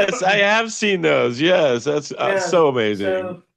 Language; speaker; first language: English; native; English